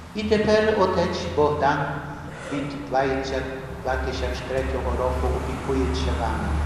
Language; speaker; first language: Ukrainian; early bilingual, heritage; Ukrainian